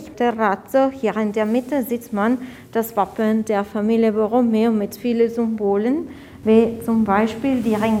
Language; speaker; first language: German; non-native, fluent; Italian